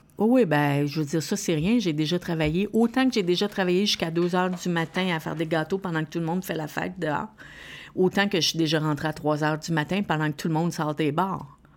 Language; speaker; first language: French; native; French